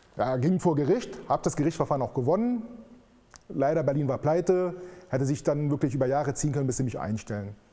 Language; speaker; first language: German; early bilingual, other home language; Arabic